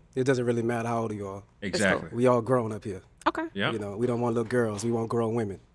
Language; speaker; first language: English; native; English